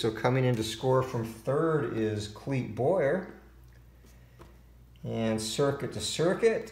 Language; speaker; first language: English; native; English